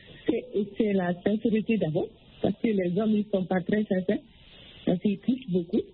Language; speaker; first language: French; non-native, local second language; Bambara